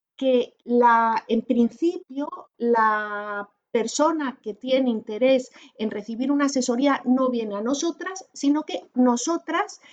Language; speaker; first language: Spanish; native; Spanish